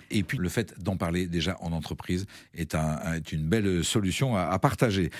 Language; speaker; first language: French; native; French